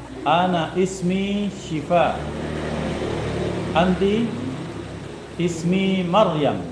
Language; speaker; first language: Arabic; non-native, fluent; Indonesian